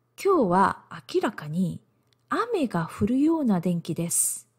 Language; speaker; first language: Japanese; non-native, fluent; Korean